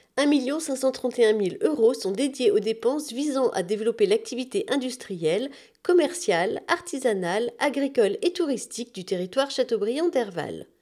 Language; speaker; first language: French; native; French